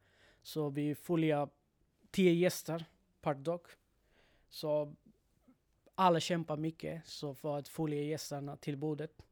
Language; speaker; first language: Swedish; non-native, learner; Bangla